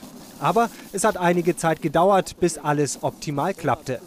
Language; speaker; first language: German; native; German